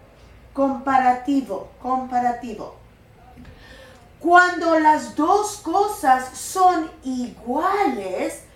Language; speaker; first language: Spanish; non-native, fluent; English